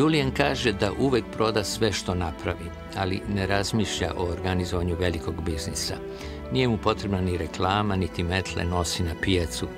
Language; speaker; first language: Serbian; native; Serbian